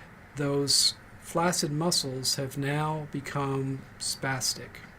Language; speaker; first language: English; native; English